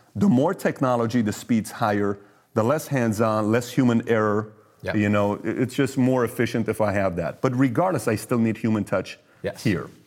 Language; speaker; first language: English; early bilingual, other home language; Persian